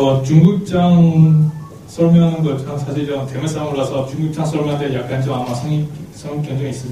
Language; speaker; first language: Korean; non-native, fluent; Chinese